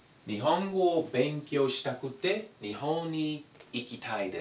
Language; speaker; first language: Japanese; non-native, fluent; English